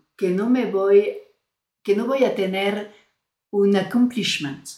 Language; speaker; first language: Spanish; non-native, fluent; French